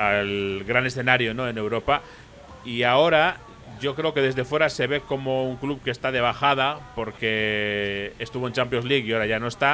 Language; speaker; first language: Spanish; native; Spanish